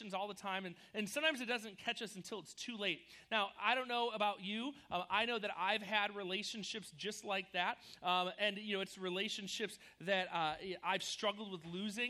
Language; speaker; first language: English; native; English